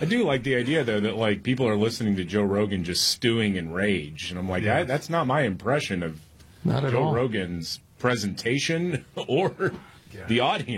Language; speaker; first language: English; native; English